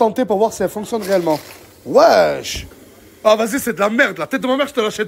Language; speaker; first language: French; native; French